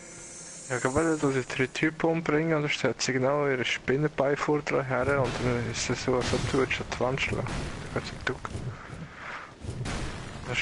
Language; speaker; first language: German; native; German